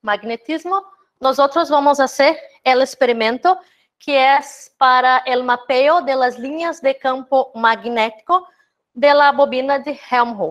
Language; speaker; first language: Spanish; non-native, fluent; Portuguese